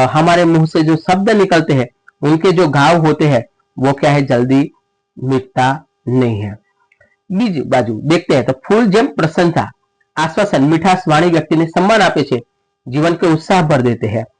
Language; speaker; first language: Hindi; non-native, local second language; Gujarati